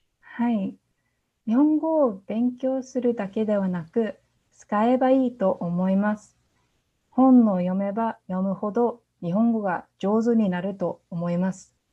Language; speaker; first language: Japanese; non-native, fluent; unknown